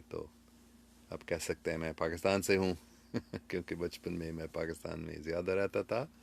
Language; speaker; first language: Urdu; early bilingual, other home language; English